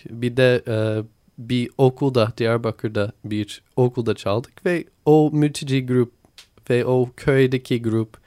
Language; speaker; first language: Turkish; non-native, learner; English